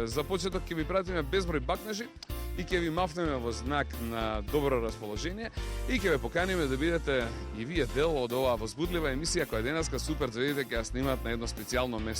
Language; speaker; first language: Macedonian; native; Macedonian